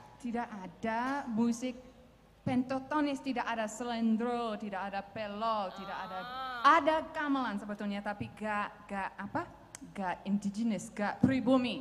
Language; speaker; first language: Indonesian; non-native, fluent; English